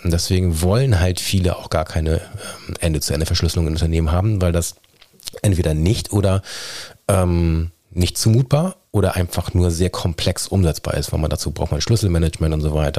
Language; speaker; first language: German; native; German